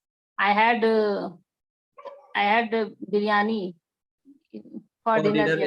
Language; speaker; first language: English; non-native, learner; Marathi